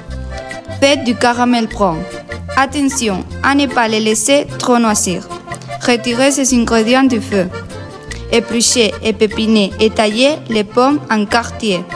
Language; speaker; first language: French; non-native, learner; Spanish